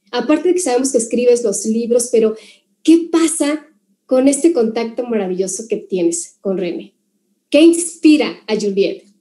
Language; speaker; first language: Spanish; native; Spanish